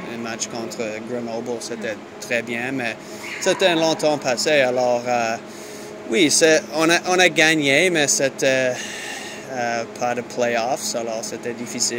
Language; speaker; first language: French; non-native, learner; English